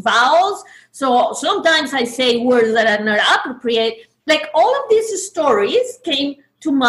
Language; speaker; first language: English; non-native, fluent; Spanish